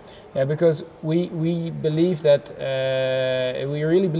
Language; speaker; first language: English; non-native, fluent; Dutch